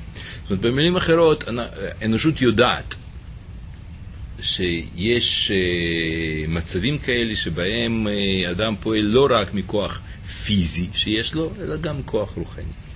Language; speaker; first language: Hebrew; native; Hebrew